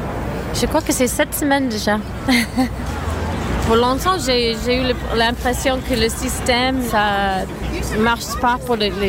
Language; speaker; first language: French; non-native, fluent; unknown